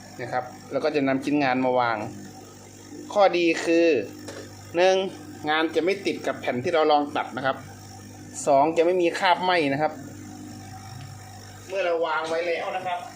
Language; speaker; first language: Thai; native; Thai